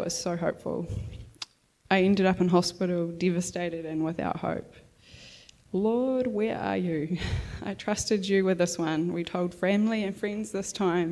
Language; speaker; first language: English; native; English